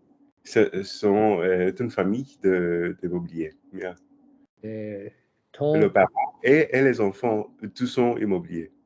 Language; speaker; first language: French; non-native, learner; English